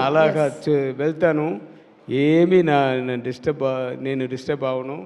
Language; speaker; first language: Telugu; non-native, learner; Tamil